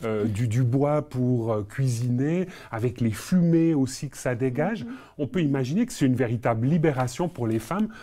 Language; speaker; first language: French; native; French